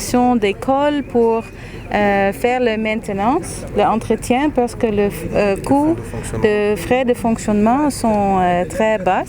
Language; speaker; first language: French; non-native, fluent; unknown